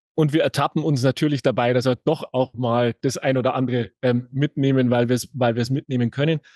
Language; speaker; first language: German; native; German